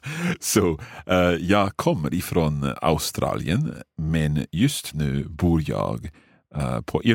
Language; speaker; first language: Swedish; non-native, learner; English